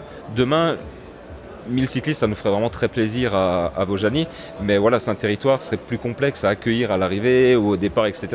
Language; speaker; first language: French; native; French